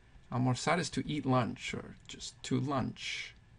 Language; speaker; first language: English; native; English